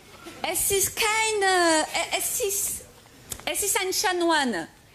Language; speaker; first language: German; non-native, fluent; French